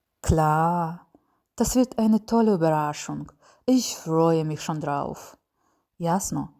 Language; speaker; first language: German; non-native, fluent; Ukrainian